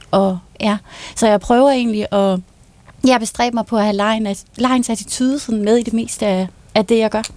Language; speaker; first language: Danish; native; Danish